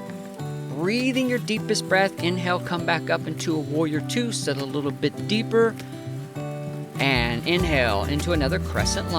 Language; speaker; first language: English; native; English